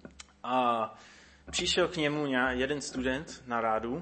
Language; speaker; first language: Czech; non-native, fluent; English